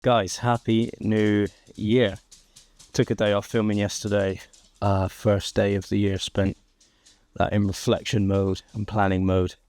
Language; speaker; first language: English; native; English